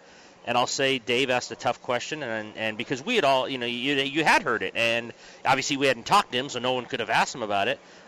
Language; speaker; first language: English; native; English